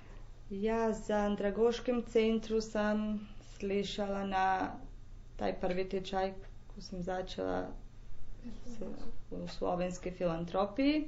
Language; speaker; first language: Slovenian; non-native, local second language; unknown